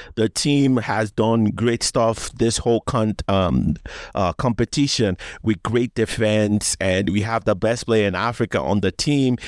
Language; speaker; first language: English; non-native, local second language; Yoruba